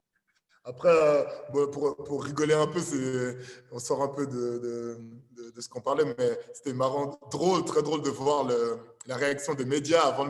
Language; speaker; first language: French; native; French